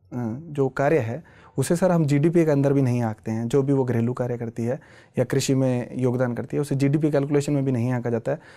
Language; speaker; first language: Hindi; native; Hindi